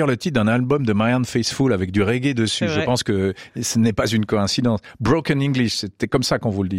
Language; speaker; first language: French; native; French